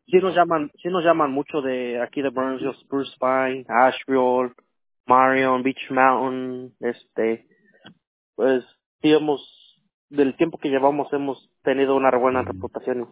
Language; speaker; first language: Spanish; native; Spanish